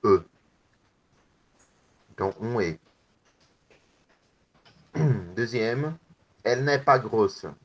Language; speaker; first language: French; non-native, learner; Portuguese